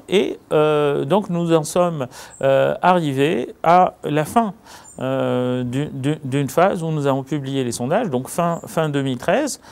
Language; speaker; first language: French; native; French